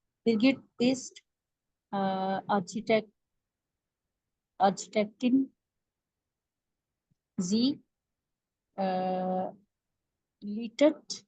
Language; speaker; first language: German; non-native, learner; Urdu